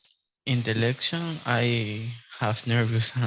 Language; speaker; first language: English; non-native, learner; Spanish